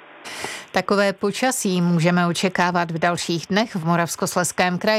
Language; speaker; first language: Czech; native; Czech